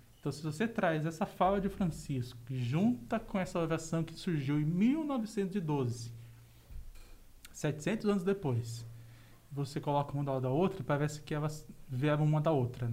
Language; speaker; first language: Portuguese; native; Portuguese